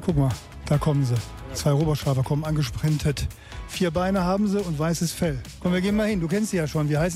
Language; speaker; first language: German; native; German